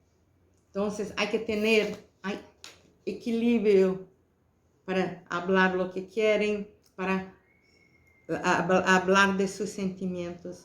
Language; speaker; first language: Spanish; non-native, fluent; Portuguese